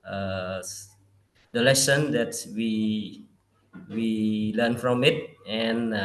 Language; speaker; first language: English; non-native, learner; Khmer